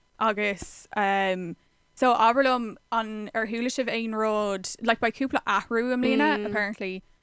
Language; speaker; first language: Irish; non-native, local second language; English